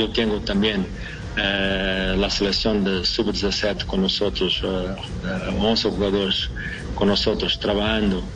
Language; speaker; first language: Portuguese; non-native, fluent; Spanish